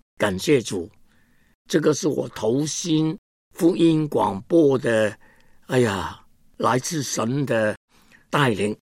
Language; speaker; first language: Chinese; non-native, local second language; Cantonese